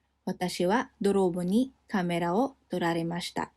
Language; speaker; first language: Japanese; non-native, fluent; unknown